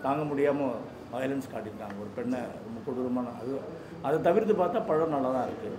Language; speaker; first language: Tamil; native; Tamil